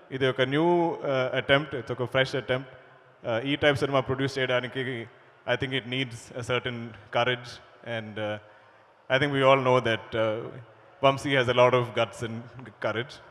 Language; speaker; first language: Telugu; non-native, learner; Malayalam